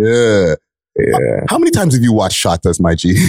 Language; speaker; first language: English; native; English